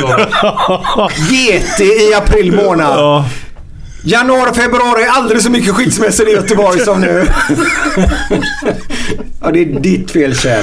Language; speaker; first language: Swedish; native; Swedish